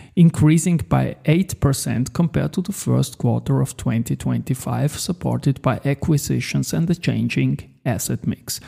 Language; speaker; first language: English; non-native, fluent; German